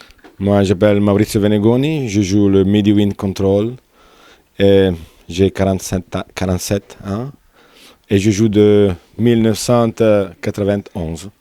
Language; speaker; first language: French; non-native, fluent; Italian